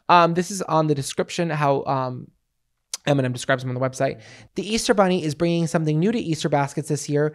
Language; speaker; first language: English; native; English